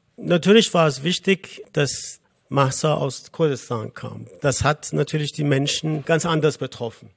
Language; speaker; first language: German; non-native, fluent; Persian